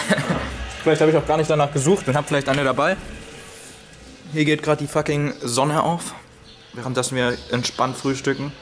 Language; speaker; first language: German; native; German